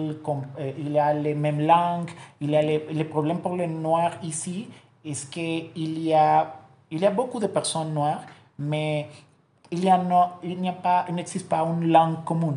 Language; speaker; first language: French; non-native, learner; Spanish